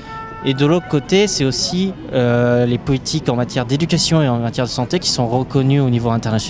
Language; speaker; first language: French; native; French